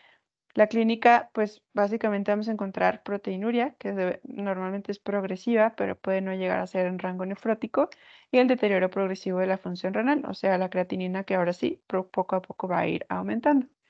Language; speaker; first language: Spanish; native; Spanish